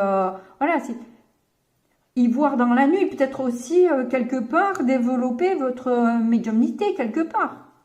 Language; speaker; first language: French; native; French